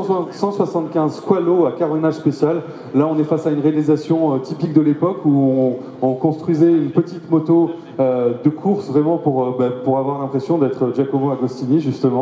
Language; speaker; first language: French; native; French